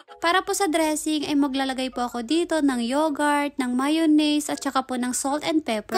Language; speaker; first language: Filipino; native; Filipino